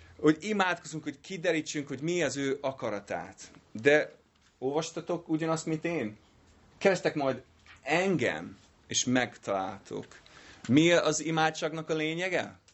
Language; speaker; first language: Hungarian; non-native, learner; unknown